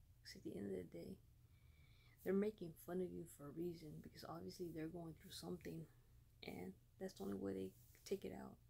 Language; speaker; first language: English; early bilingual, other home language; Spanish